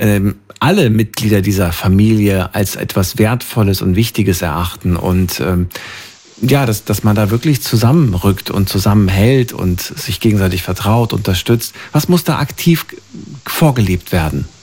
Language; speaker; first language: German; native; German